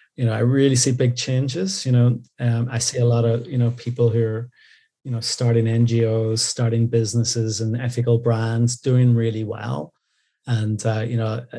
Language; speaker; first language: English; native; English